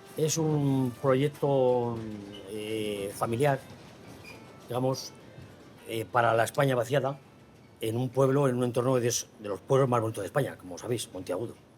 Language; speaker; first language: Spanish; native; Spanish